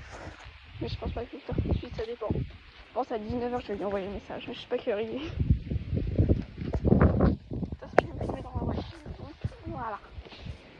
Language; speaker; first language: French; native; French